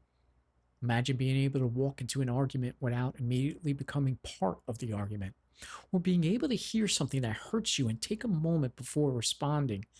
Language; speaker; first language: English; native; English